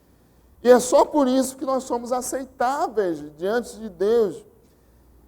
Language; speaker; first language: Portuguese; native; Portuguese